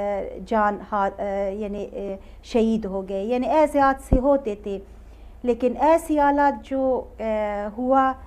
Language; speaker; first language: Hindi; non-native, learner; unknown